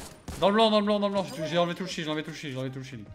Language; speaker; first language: French; native; French